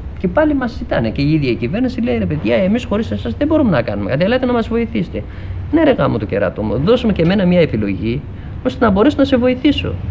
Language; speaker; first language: Greek; non-native, fluent; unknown